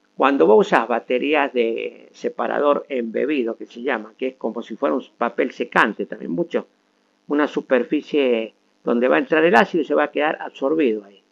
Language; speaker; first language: Spanish; native; Spanish